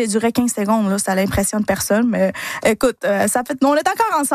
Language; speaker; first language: French; non-native, fluent; Spanish